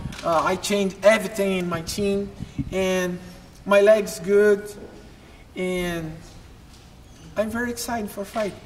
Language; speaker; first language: English; non-native, learner; Portuguese